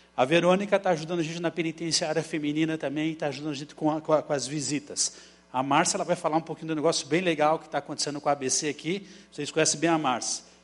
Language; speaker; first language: Portuguese; native; Portuguese